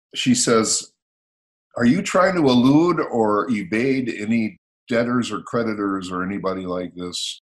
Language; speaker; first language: English; native; English